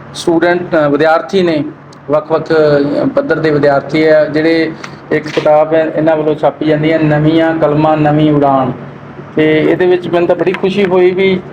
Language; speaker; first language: Punjabi; native; Punjabi